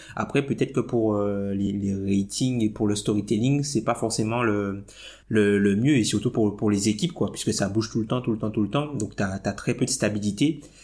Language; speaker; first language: French; native; French